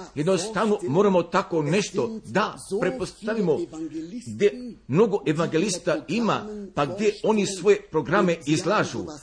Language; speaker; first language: Croatian; early bilingual, heritage; Croatian